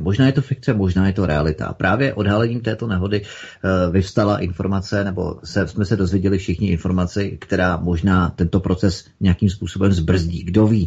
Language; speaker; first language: Czech; native; Czech